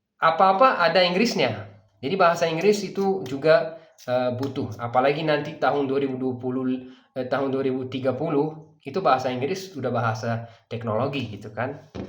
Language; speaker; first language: Indonesian; non-native, fluent; Persian